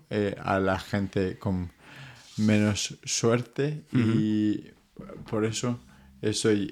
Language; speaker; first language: Spanish; non-native, fluent; English